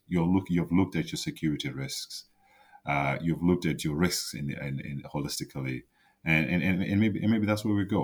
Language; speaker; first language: English; non-native, local second language; Shona